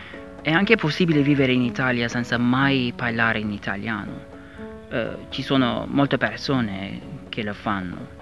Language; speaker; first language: Italian; non-native, learner; Turkish